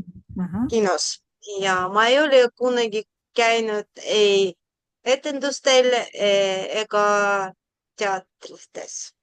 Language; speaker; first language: Estonian; non-native, learner; Russian